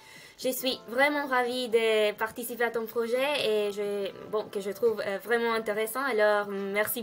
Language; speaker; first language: French; non-native, fluent; Italian